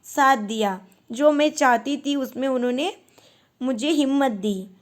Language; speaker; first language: Hindi; non-native, local second language; Marathi